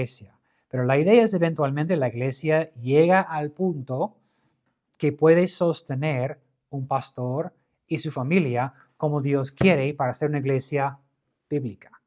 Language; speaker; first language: Spanish; non-native, fluent; English